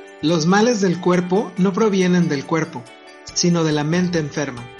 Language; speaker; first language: Spanish; native; Spanish